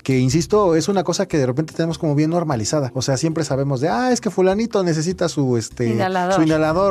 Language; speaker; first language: Spanish; native; Spanish